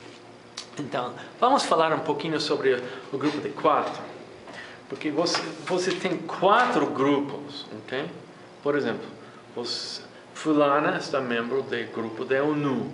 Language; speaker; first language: Portuguese; non-native, fluent; English